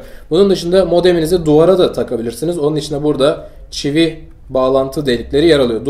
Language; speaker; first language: Turkish; native; Turkish